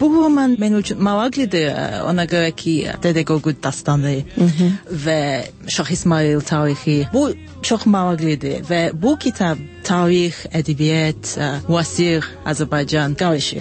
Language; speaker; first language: Azerbaijani; non-native, learner; English